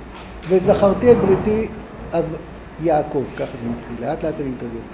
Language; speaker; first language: Hebrew; native; Hebrew